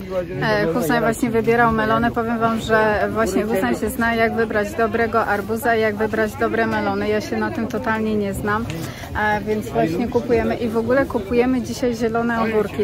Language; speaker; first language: Polish; native; Polish